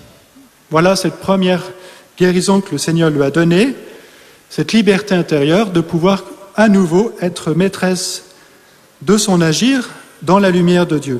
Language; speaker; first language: French; native; French